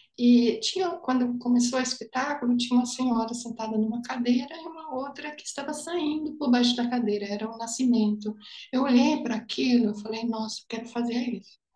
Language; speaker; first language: Portuguese; non-native, fluent; German